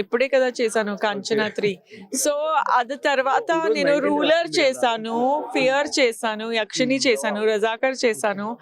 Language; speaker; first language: Telugu; non-native, local second language; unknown